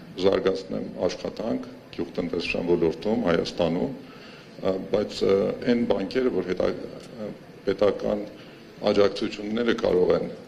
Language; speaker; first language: Armenian; early bilingual, heritage; Armenian